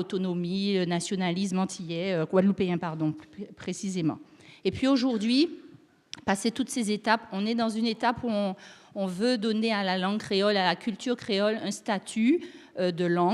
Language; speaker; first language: French; native; French